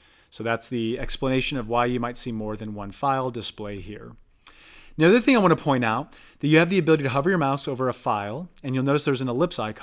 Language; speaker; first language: English; native; English